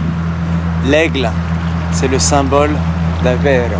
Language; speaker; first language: French; native; French